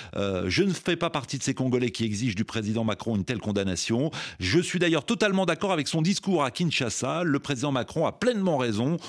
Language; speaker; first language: French; native; French